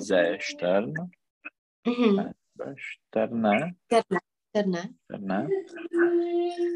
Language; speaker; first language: German; non-native, learner; Czech